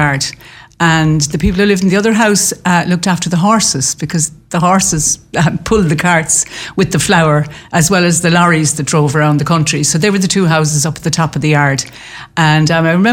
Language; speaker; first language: English; native; English